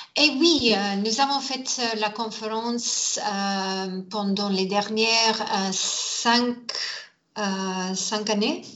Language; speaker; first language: French; non-native, learner; English